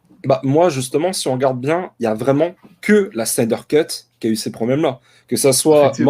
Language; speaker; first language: French; native; French